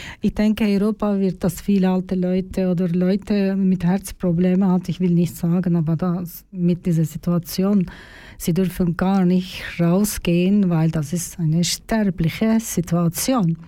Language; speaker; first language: German; non-native, learner; Turkish